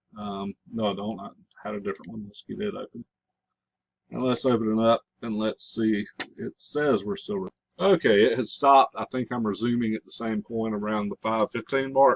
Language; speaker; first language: English; native; English